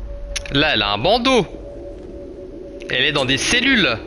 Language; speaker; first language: French; native; French